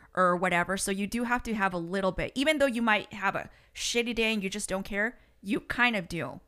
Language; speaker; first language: English; early bilingual, other home language; Spanish